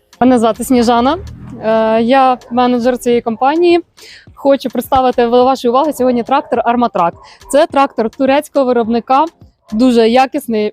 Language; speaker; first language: Ukrainian; native; Ukrainian